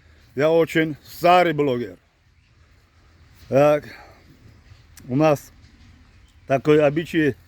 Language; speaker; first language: Russian; non-native, learner; Tajik